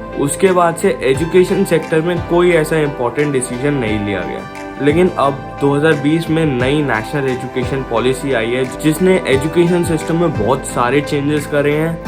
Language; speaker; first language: Hindi; native; Hindi